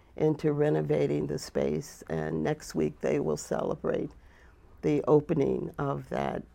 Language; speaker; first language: English; native; English